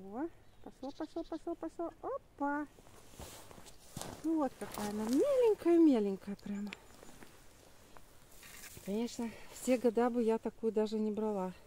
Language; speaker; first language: Russian; native; Russian